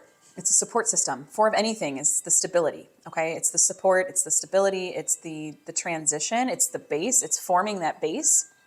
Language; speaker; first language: English; native; English